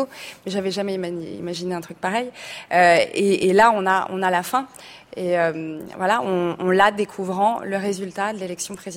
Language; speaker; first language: French; native; French